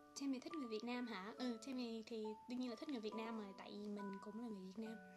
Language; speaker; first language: Vietnamese; early bilingual, heritage; Vietnamese